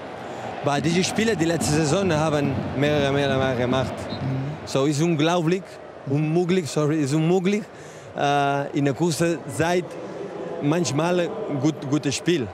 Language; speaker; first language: German; non-native, learner; Spanish